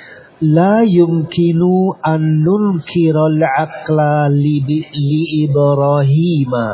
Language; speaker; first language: Arabic; non-native, fluent; Indonesian